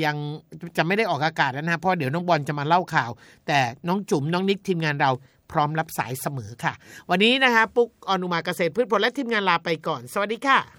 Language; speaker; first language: Thai; native; Thai